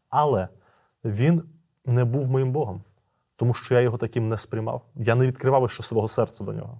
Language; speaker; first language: Ukrainian; native; Ukrainian